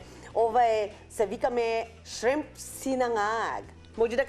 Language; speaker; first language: Macedonian; non-native, learner; Filipino